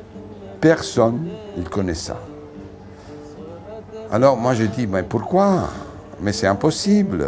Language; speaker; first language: French; non-native, fluent; Italian